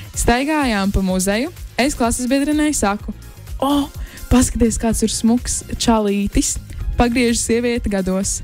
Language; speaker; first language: Latvian; native; Latvian